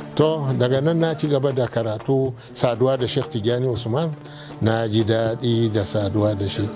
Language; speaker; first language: Hausa; non-native, local second language; Arabic